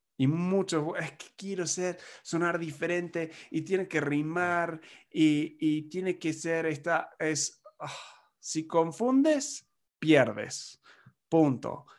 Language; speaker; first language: Spanish; non-native, fluent; English